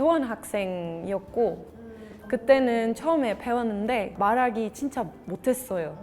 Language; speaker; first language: Korean; non-native, fluent; Dutch